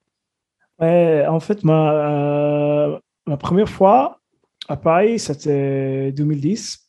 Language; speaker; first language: French; non-native, fluent; English